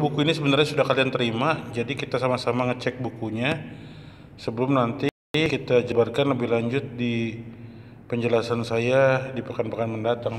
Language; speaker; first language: Indonesian; native; Indonesian